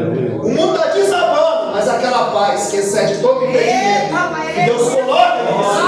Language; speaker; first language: Portuguese; native; Portuguese